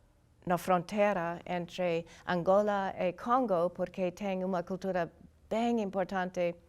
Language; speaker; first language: Portuguese; non-native, learner; English